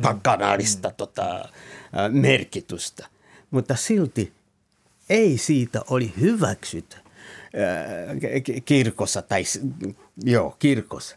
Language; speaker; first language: Finnish; non-native, fluent; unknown